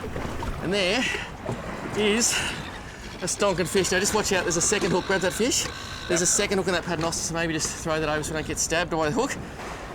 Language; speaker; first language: English; native; English